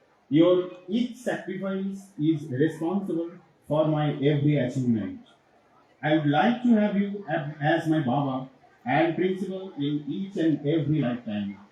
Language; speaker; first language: English; non-native, local second language; Bangla